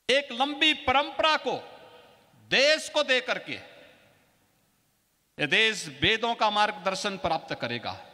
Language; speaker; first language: Hindi; native; Hindi